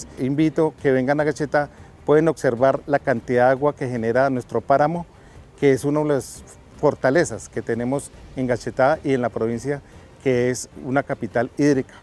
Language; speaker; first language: Spanish; native; Spanish